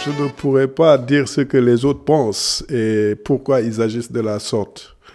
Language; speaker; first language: French; non-native, local second language; Serer